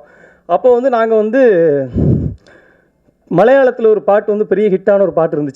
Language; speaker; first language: Tamil; native; Tamil